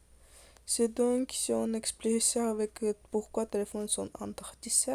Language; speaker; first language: French; non-native, learner; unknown